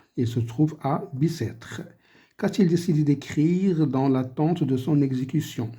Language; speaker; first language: French; non-native, local second language; Arabic